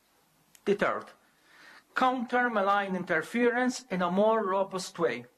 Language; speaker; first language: English; non-native, local second language; Maltese